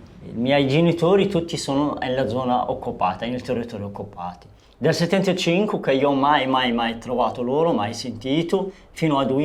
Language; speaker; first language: Italian; non-native, learner; Arabic